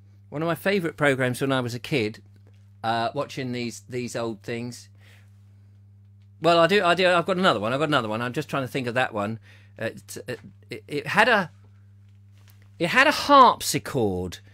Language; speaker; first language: English; native; English